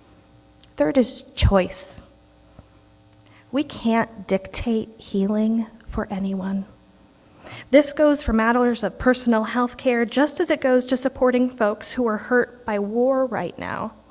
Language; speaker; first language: English; native; English